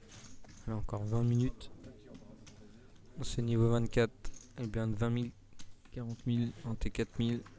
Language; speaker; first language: French; native; French